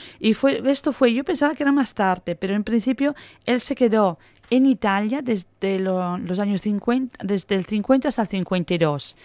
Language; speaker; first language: Spanish; non-native, fluent; Italian